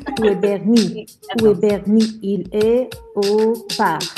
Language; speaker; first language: French; non-native, fluent; English